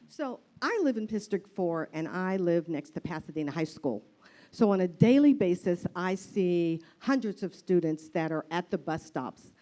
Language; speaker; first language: English; native; English